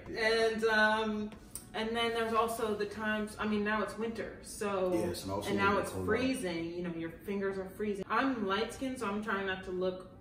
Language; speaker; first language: English; native; English